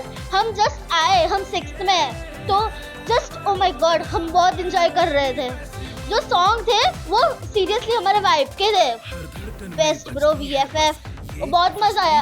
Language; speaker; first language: Hindi; non-native, local second language; Gujarati